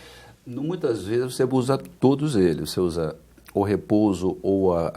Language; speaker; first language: Portuguese; native; Portuguese